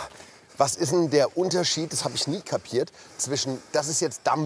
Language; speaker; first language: German; native; German